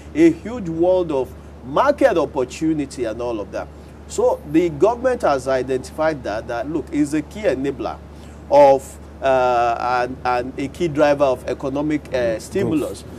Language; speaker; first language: English; non-native, local second language; Yoruba